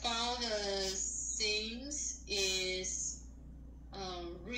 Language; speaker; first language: English; non-native, learner; Chinese